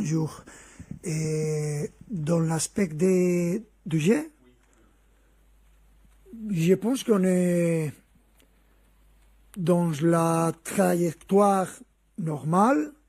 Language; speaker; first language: French; non-native, fluent; Spanish